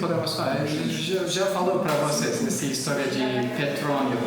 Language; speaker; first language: Portuguese; non-native, learner; Turkish